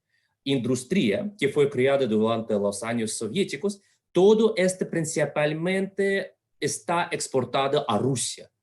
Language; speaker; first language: Spanish; non-native, fluent; Russian